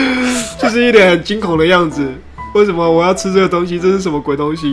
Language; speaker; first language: Chinese; native; Chinese